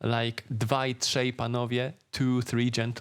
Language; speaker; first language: Polish; native; Polish